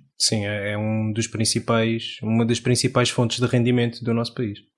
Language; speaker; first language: Portuguese; native; Portuguese